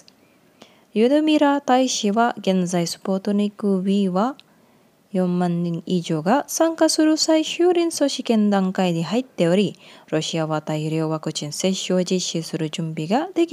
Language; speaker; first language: Japanese; non-native, fluent; Indonesian